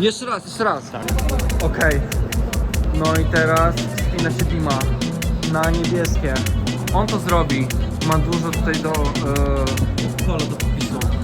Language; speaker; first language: Polish; native; Polish